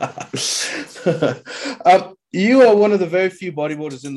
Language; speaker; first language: English; native; English